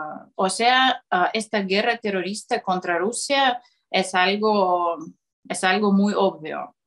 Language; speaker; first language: Spanish; non-native, fluent; Russian